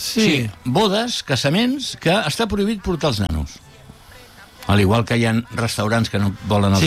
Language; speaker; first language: Catalan; native; Catalan